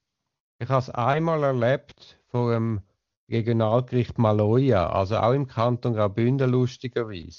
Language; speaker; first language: German; native; German